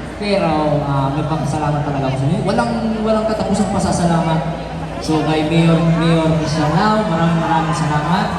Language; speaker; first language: Filipino; non-native, local second language; Waray